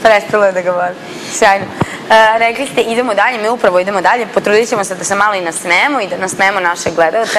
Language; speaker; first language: Croatian; native; Croatian